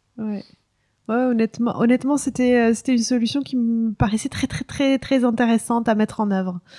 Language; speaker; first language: French; non-native, local second language; Arabic